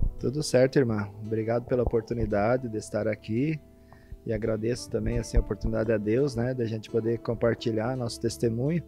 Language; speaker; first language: Portuguese; native; Portuguese